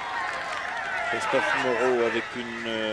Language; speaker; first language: French; native; French